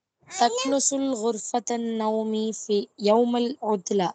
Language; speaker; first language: Arabic; non-native, learner; Tamil